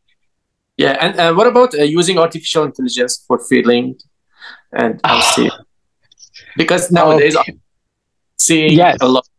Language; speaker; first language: English; non-native, learner; Persian